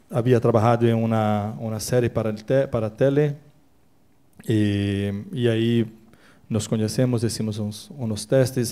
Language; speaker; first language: Spanish; non-native, fluent; Portuguese